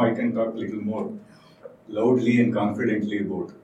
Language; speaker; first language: English; non-native, local second language; Kannada